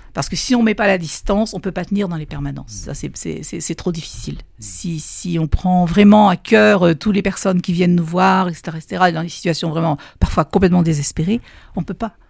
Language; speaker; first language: French; native; French